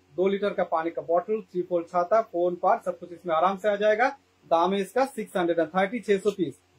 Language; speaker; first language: Hindi; non-native, local second language; Bangla